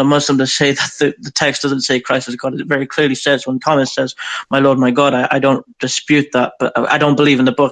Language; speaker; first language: English; native; English